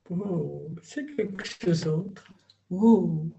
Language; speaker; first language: French; non-native, learner; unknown